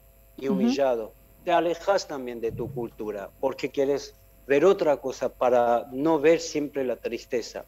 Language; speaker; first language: Spanish; non-native, fluent; Armenian